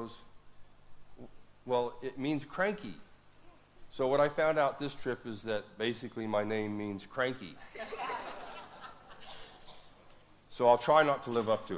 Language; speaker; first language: English; native; English